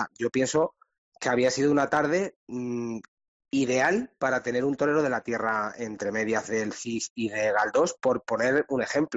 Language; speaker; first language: Spanish; native; Spanish